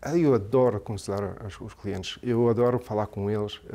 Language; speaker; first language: Portuguese; early bilingual, heritage; English